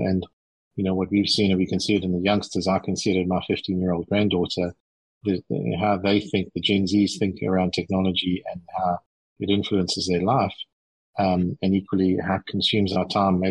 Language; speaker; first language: English; native; English